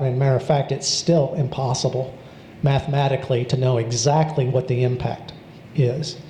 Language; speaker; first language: English; native; English